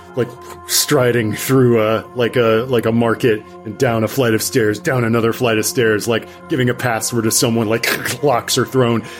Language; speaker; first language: English; native; English